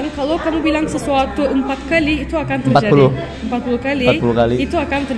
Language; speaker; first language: Indonesian; non-native, fluent; Turkish